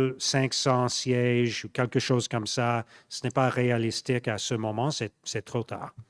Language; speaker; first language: French; non-native, local second language; English